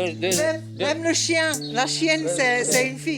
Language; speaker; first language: French; non-native, learner; English